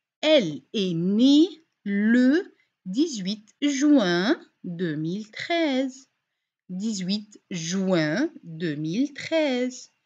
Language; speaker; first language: French; non-native, fluent; Arabic